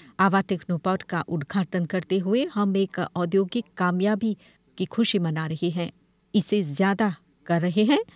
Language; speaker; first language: Hindi; non-native, local second language; Morisyen